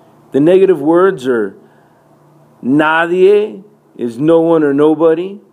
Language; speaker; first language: English; native; English